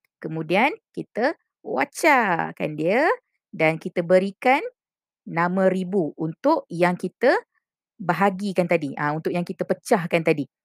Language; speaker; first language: Malay; native; Malay